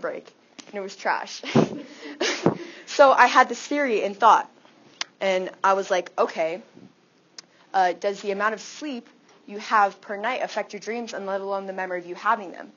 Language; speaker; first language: English; native; English